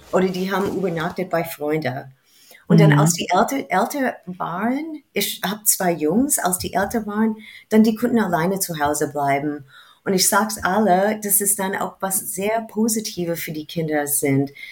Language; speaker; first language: German; non-native, fluent; English